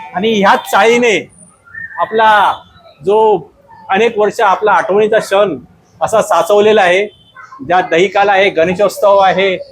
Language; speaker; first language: Marathi; native; Marathi